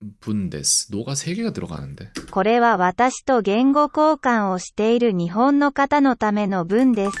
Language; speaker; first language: Japanese; non-native, learner; Korean